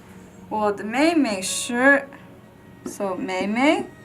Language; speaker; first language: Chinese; non-native, learner; English